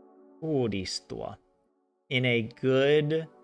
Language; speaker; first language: Finnish; non-native, learner; English